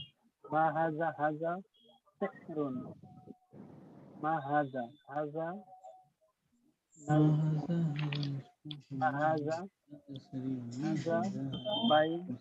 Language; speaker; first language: Arabic; non-native, learner; Bangla